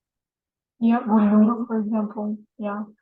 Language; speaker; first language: English; non-native, fluent; Russian